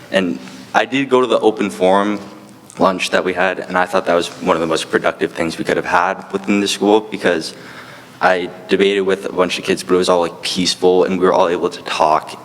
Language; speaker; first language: English; native; English